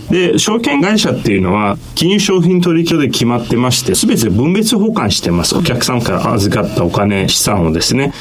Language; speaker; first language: Japanese; non-native, fluent; Turkish